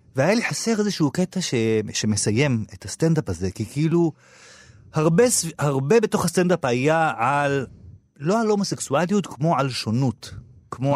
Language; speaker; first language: Hebrew; native; Hebrew